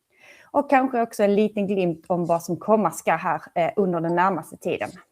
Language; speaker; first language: Swedish; native; Swedish